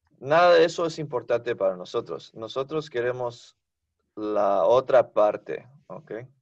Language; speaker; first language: Spanish; non-native, fluent; English